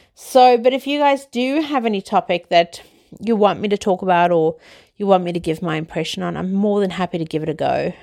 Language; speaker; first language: English; native; English